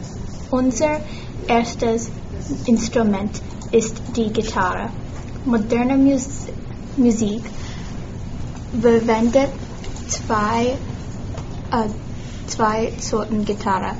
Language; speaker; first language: German; non-native, learner; English